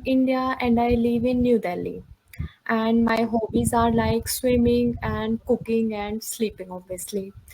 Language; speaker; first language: English; non-native, local second language; Hindi